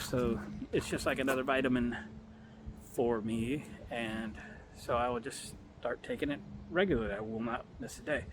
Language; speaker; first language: English; native; English